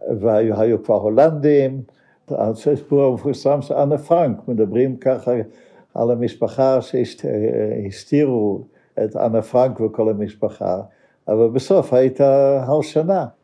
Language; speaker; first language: Hebrew; non-native, fluent; Dutch